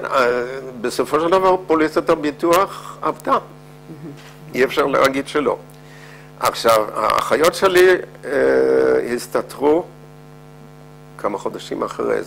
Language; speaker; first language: Hebrew; non-native, fluent; Dutch